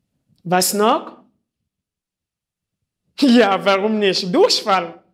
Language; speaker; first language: German; non-native, fluent; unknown